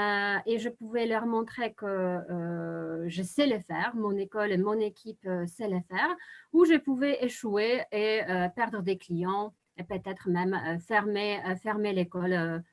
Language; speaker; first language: French; non-native, fluent; Polish